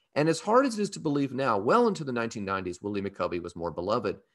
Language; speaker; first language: English; native; English